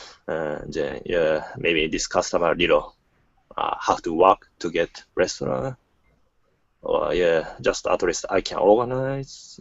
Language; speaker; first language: English; non-native, learner; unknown